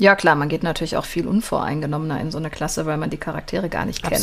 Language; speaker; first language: German; native; German